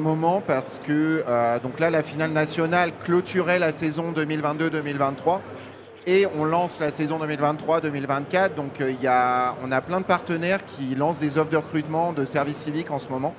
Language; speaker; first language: French; native; French